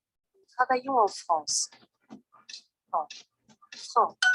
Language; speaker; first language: French; non-native, learner; Vietnamese